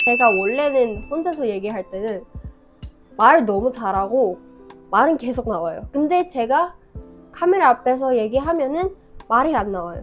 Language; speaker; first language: Korean; non-native, fluent; Filipino